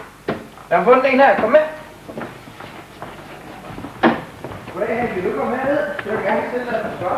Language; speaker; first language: Danish; native; Danish